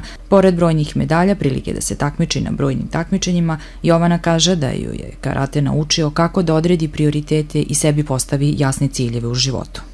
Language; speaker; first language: Serbian; native; Serbian